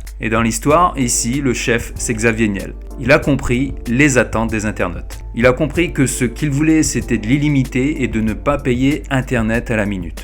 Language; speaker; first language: French; native; French